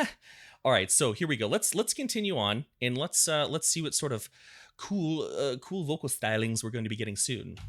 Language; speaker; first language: English; native; English